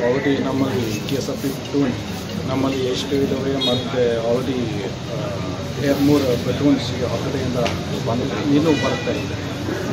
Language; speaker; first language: Kannada; non-native, local second language; Hindi